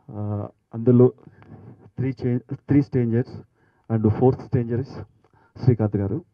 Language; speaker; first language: Telugu; native; Telugu